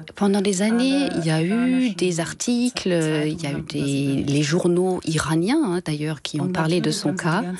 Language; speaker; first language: French; non-native, fluent; German